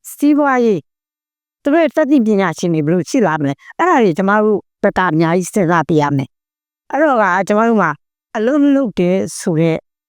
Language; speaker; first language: Burmese; native; Burmese